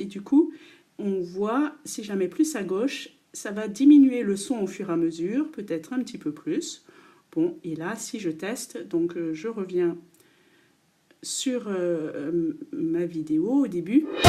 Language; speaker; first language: French; native; French